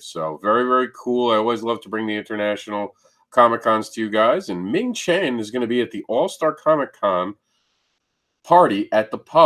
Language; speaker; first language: English; native; English